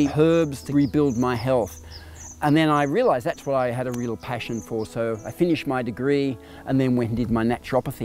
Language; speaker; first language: English; native; English